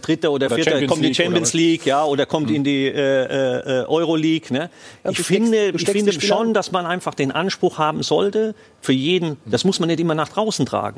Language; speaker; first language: German; native; German